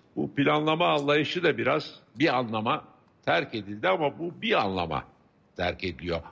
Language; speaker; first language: Turkish; native; Turkish